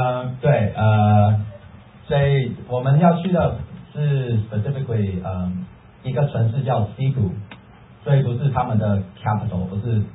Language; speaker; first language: Chinese; early bilingual, heritage; Chinese